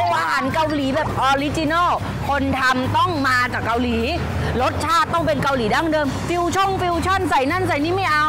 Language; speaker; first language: Thai; native; Thai